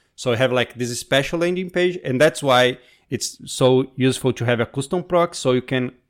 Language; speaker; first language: English; non-native, fluent; Portuguese